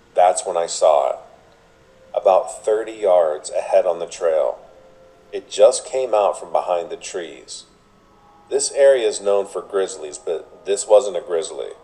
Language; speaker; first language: English; native; English